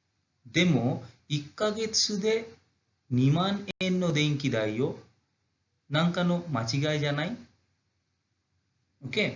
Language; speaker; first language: Japanese; non-native, fluent; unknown